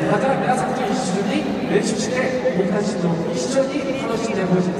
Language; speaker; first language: Japanese; non-native, fluent; Korean